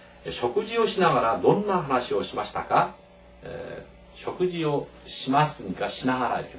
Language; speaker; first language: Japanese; non-native, fluent; Korean